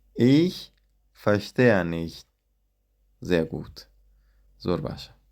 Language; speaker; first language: German; non-native, fluent; Central Kurdish